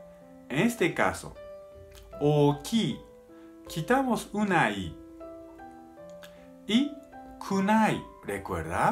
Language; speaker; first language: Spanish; non-native, fluent; Japanese